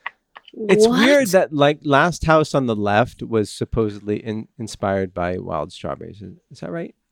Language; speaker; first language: English; native; English